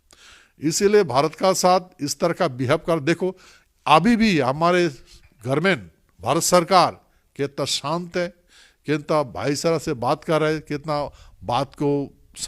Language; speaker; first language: Hindi; non-native, local second language; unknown